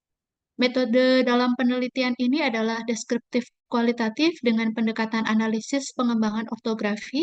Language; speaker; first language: Indonesian; native; Indonesian